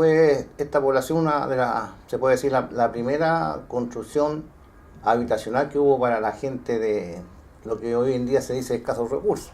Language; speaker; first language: Spanish; native; Spanish